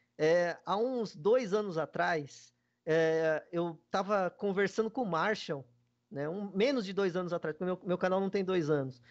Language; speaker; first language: Portuguese; native; Portuguese